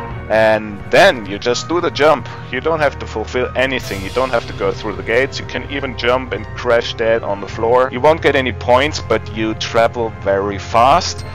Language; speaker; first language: English; non-native, fluent; German